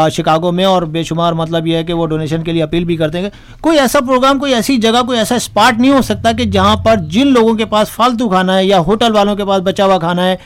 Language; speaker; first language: Urdu; native; Urdu